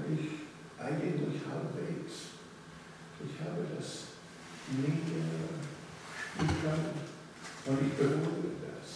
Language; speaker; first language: German; early bilingual, heritage; German